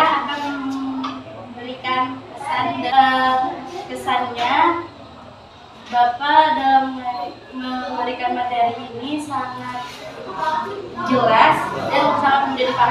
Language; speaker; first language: Indonesian; native; Indonesian